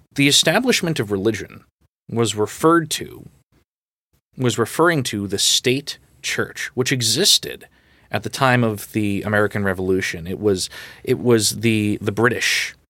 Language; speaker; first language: English; native; English